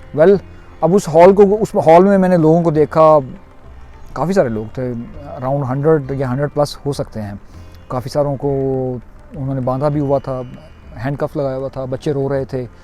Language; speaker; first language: Urdu; non-native, local second language; Punjabi